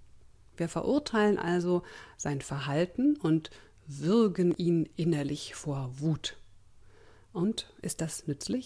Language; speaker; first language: German; native; German